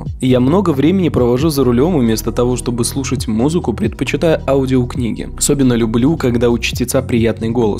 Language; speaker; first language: Russian; native; Russian